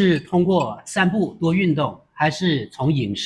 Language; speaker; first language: Chinese; native; Chinese